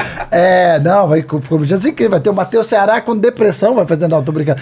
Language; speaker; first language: Portuguese; native; Portuguese